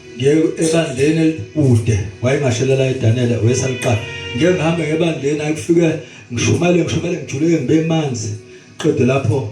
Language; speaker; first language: Zulu; native; Zulu